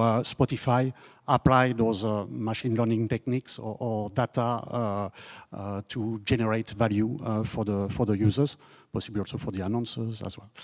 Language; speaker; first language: English; non-native, fluent; French